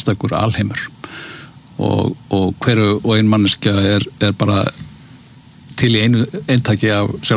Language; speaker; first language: Icelandic; native; Icelandic